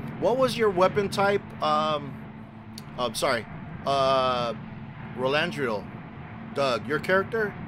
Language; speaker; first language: English; native; English